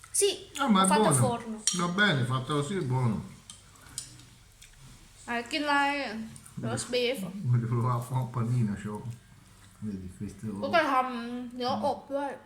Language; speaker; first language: Italian; non-native, learner; Thai